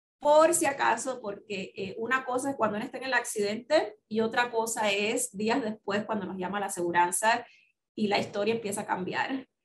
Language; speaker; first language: Spanish; native; Spanish